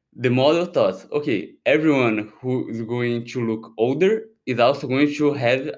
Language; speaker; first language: English; non-native, fluent; Portuguese